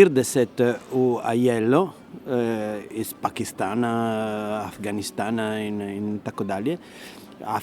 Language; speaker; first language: Slovenian; non-native, learner; Italian